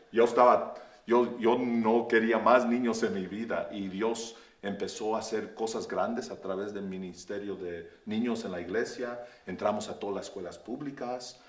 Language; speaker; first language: Spanish; early bilingual, other home language; English